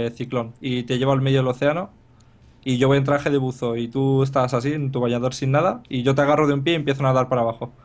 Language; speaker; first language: Spanish; non-native, fluent; Bulgarian